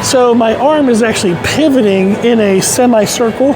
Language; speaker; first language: English; native; English